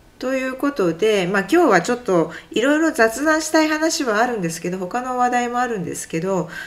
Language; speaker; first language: Japanese; native; Japanese